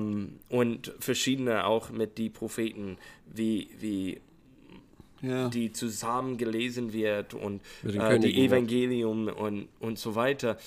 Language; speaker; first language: German; non-native, fluent; English